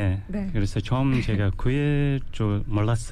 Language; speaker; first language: Korean; non-native, learner; Mongolian